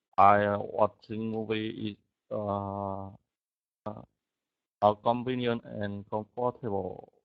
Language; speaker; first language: English; non-native, learner; Vietnamese